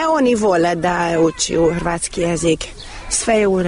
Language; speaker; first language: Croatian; non-native, local second language; Hungarian